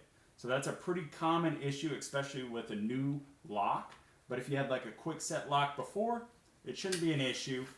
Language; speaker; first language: English; native; English